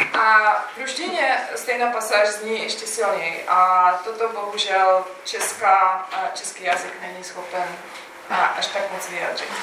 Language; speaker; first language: Czech; non-native, fluent; Russian